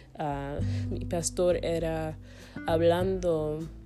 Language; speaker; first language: Spanish; non-native, learner; English